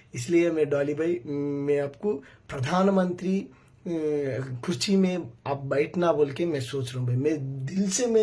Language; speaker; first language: Hindi; non-native, local second language; Telugu